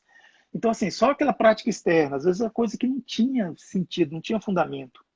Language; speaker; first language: Portuguese; native; Portuguese